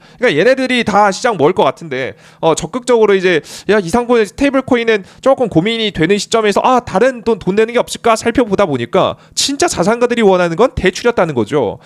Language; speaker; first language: Korean; native; Korean